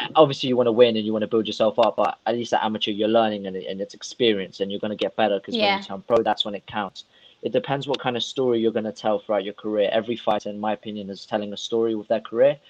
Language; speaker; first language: English; non-native, fluent; Russian